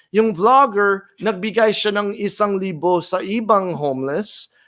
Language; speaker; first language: Filipino; non-native, fluent; English